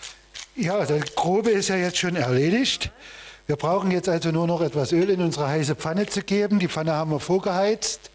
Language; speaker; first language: German; native; German